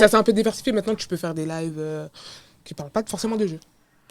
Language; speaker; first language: French; native; French